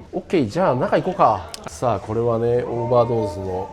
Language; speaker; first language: Japanese; native; Japanese